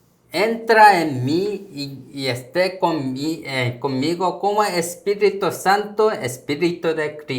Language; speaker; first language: Spanish; non-native, fluent; Korean